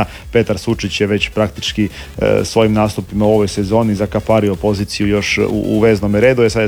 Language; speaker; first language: Serbian; native; Serbian